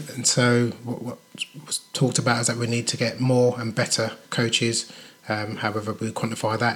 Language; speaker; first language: English; native; English